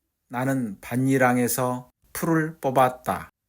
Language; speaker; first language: Korean; native; Korean